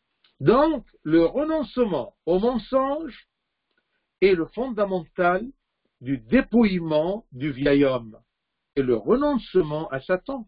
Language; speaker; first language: French; non-native, fluent; Arabic